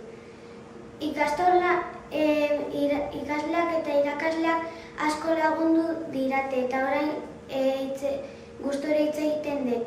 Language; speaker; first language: Basque; early bilingual, other home language; Arabic